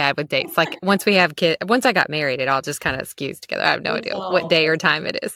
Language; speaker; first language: English; native; English